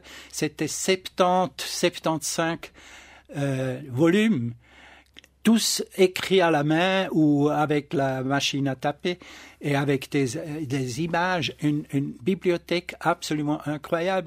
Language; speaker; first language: French; non-native, local second language; German